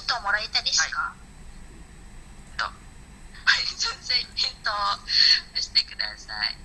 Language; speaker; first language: Japanese; non-native, learner; Indonesian